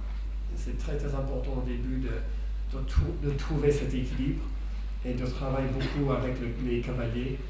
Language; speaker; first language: French; non-native, fluent; English